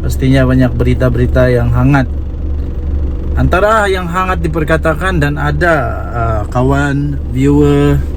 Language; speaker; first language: Malay; native; Malay